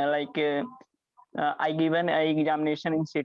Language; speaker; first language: English; non-native, learner; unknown